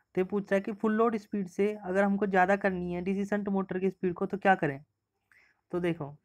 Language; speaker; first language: Hindi; native; Hindi